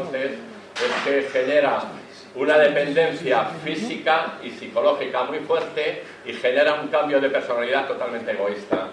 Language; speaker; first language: Spanish; native; Spanish